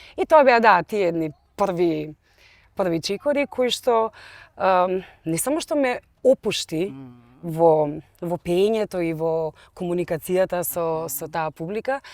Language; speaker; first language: Macedonian; native; Macedonian